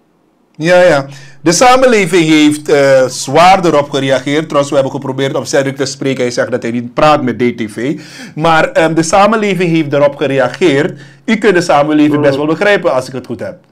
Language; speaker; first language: Dutch; native; Dutch